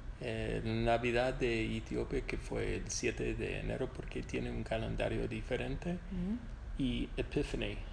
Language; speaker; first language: Spanish; non-native, fluent; English